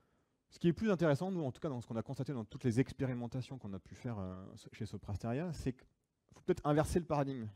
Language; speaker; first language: French; native; French